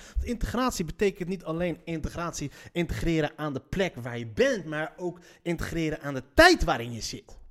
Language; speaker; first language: Dutch; early bilingual, other home language; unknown